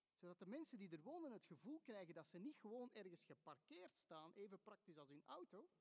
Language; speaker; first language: Dutch; native; Dutch